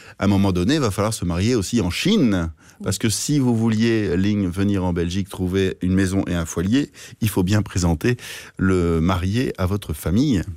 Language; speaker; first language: French; native; French